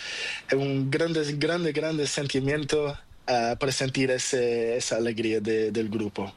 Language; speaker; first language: Spanish; non-native, learner; Portuguese